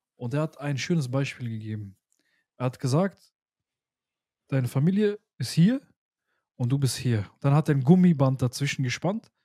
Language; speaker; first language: German; early bilingual, other home language; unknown